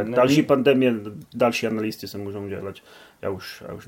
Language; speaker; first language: Czech; non-native, learner; Polish